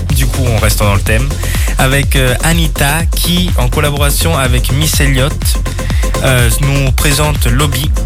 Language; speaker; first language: French; non-native, fluent; Portuguese